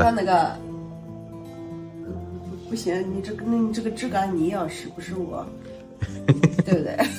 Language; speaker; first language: Chinese; non-native, fluent; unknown